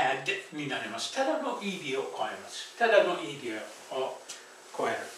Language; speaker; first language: Japanese; non-native, fluent; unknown